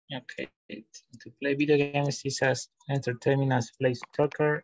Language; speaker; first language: English; non-native, learner; Spanish